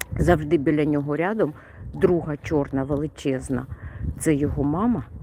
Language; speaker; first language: Ukrainian; non-native, local second language; Russian